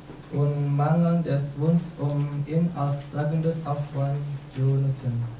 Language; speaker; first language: German; non-native, learner; Indonesian